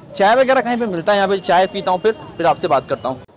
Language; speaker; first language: Hindi; native; Hindi